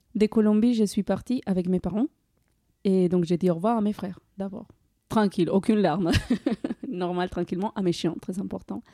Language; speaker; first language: French; non-native, fluent; Spanish